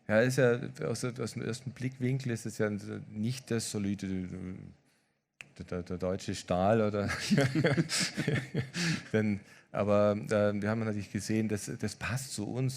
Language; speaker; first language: German; native; German